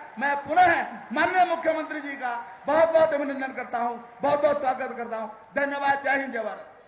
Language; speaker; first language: Hindi; native; Hindi